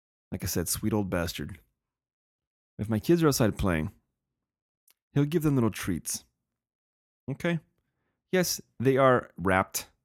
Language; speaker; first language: English; native; English